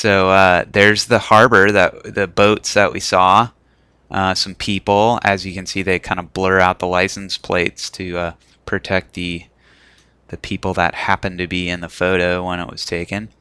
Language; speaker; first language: English; native; English